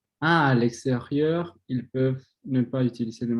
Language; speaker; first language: French; non-native, learner; Spanish